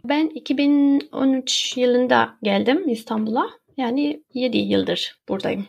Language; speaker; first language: Turkish; early bilingual, heritage; Turkish